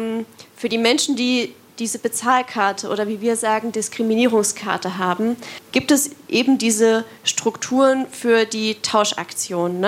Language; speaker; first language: German; native; German